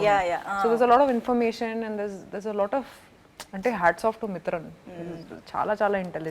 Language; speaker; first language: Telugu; non-native, local second language; Hindi